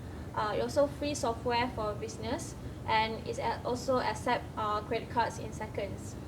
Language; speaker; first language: English; non-native, learner; Malay